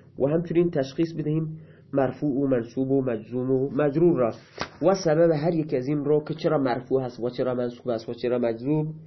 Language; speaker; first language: Persian; non-native, local second language; Baluchi